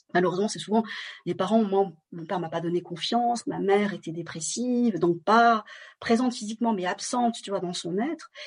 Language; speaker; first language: French; native; French